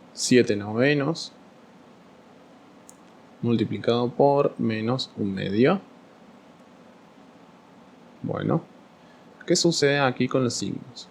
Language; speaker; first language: Spanish; native; Spanish